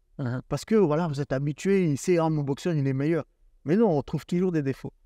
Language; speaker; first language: French; native; French